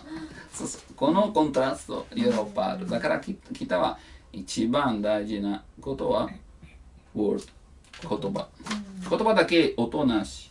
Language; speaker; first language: Japanese; non-native, learner; Italian